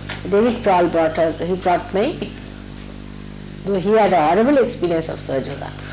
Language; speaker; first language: English; non-native, local second language; Marathi